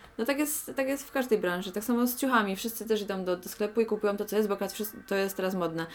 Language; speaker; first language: Polish; native; Polish